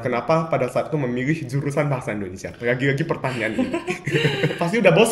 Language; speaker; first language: Indonesian; native; Indonesian